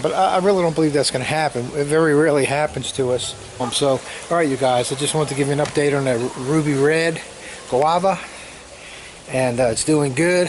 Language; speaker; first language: English; native; English